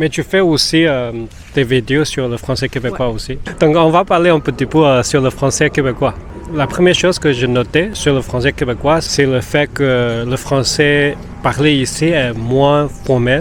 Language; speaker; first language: French; non-native, fluent; Spanish